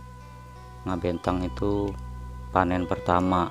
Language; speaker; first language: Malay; non-native, local second language; Sundanese